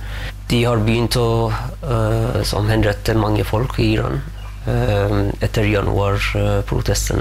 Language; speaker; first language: Norwegian; non-native, fluent; Persian